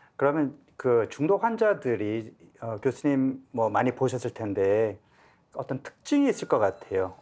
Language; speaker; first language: Korean; native; Korean